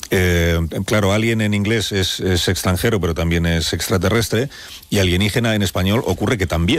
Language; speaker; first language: Spanish; native; Spanish